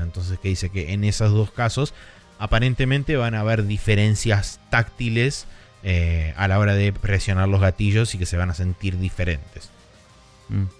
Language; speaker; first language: Spanish; native; Spanish